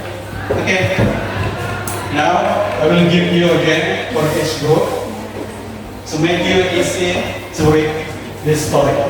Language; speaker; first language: English; non-native, fluent; Indonesian